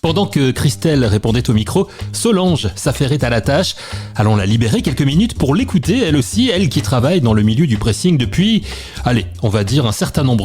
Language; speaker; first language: French; native; French